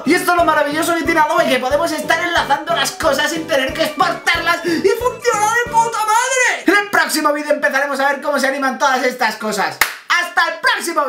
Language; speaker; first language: Spanish; native; Spanish